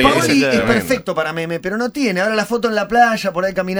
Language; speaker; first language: Spanish; native; Spanish